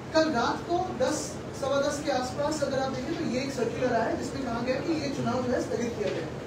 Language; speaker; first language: Hindi; non-native, local second language; Marathi